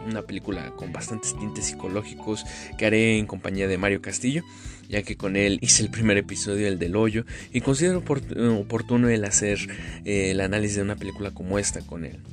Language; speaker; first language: Spanish; native; Spanish